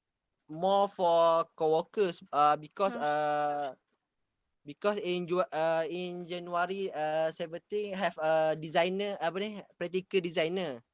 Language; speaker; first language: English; non-native, local second language; Malay